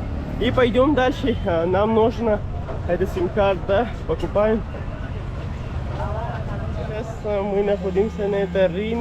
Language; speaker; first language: Russian; non-native, learner; Pashto